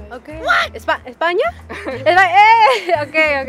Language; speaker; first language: Finnish; non-native, fluent; Spanish